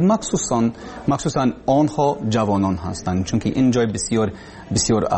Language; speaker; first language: Persian; non-native, learner; English